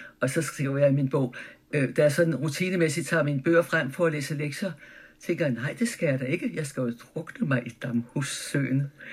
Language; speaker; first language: Danish; early bilingual, other home language; German